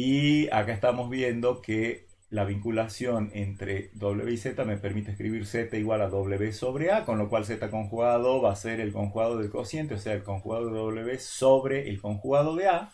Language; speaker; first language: Spanish; native; Spanish